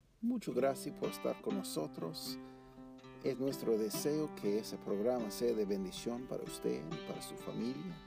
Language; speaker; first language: Spanish; non-native, fluent; English